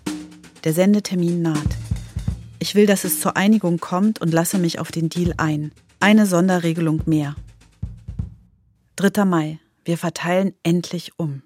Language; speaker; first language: German; native; German